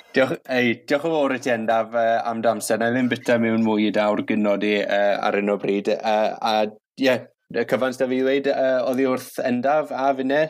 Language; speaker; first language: Welsh; native; Welsh